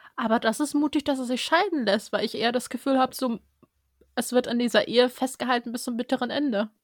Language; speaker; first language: German; early bilingual, other home language; Russian